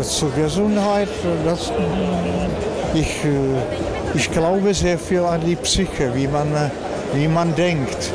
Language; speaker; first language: German; non-native, fluent; Czech